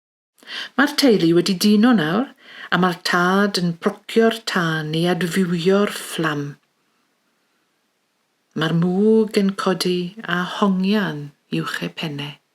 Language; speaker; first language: Welsh; native; Welsh